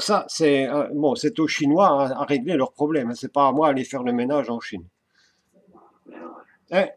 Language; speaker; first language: French; native; French